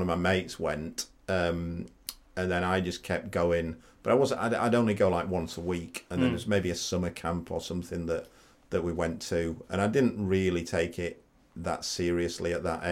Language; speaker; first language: English; native; English